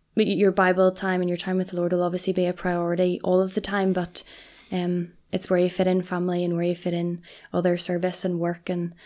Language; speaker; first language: English; native; English